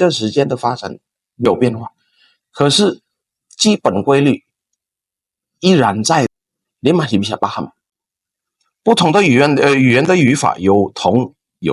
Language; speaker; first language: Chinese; non-native, fluent; Indonesian